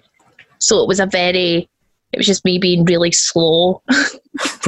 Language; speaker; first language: English; native; English